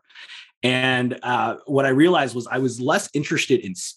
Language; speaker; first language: English; native; English